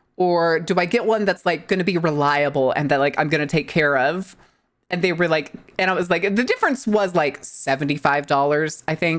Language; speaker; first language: English; native; English